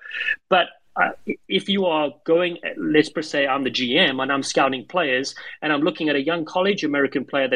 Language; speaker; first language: English; native; English